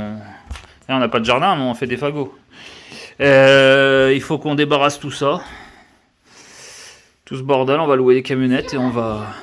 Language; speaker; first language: French; native; French